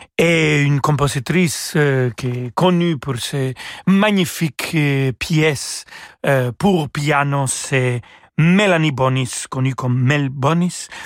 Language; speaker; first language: French; non-native, fluent; Spanish